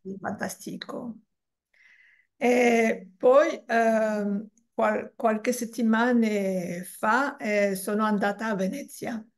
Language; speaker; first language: Italian; non-native, learner; French